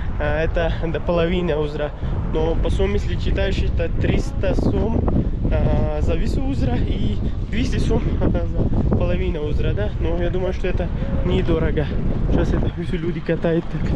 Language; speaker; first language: Russian; non-native, learner; Pashto